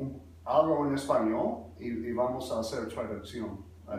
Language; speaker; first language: Spanish; non-native, learner; English